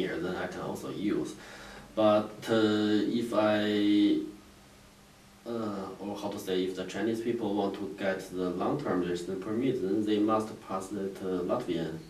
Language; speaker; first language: English; non-native, learner; Chinese